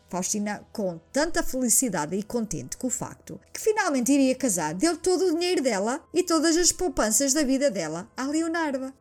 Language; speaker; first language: Portuguese; early bilingual, heritage; Portuguese